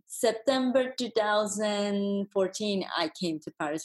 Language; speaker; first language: English; non-native, fluent; Spanish